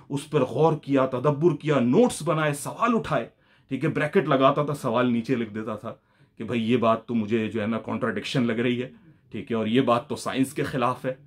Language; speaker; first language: Urdu; native; Urdu